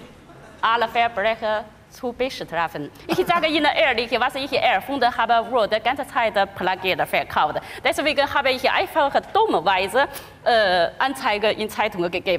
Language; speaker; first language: German; non-native, fluent; Chinese